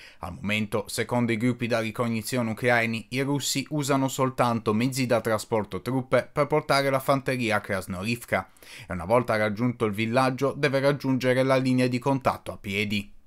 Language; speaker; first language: Italian; native; Italian